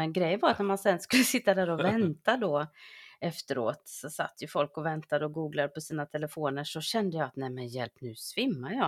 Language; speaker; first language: Swedish; native; Swedish